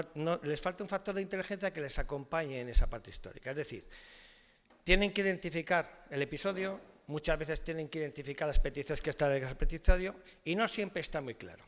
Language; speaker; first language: Spanish; native; Spanish